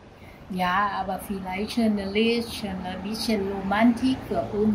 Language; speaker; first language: German; non-native, learner; Thai